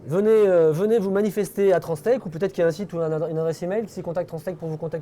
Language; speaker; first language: French; native; French